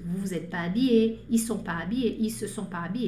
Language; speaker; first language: French; non-native, fluent; Portuguese